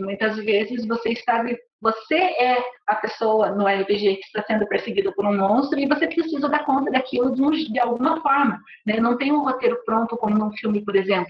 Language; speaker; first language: Portuguese; native; Portuguese